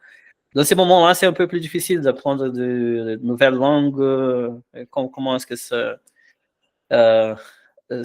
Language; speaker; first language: French; non-native, fluent; Portuguese